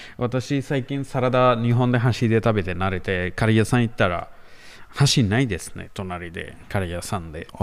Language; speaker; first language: Japanese; non-native, learner; Bangla